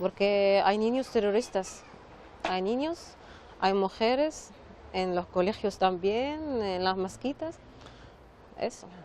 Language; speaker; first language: Spanish; non-native, learner; Arabic